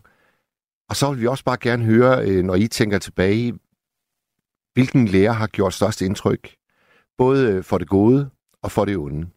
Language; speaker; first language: Danish; native; Danish